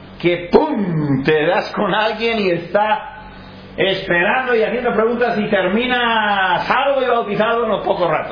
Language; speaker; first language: Spanish; non-native, fluent; English